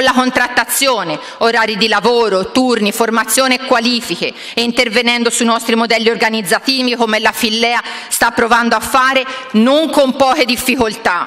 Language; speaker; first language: Italian; native; Italian